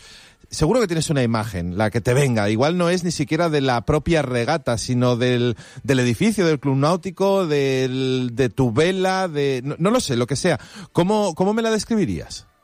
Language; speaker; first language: Spanish; native; Spanish